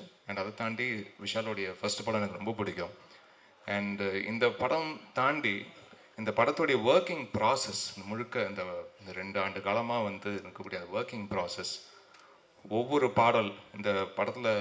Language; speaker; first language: Tamil; native; Tamil